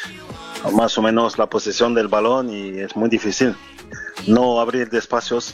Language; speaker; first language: Spanish; non-native, fluent; French